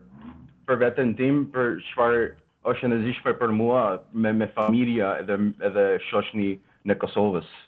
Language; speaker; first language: Albanian; non-native, learner; Danish